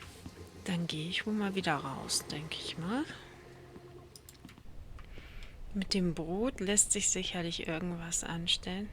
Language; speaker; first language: German; native; German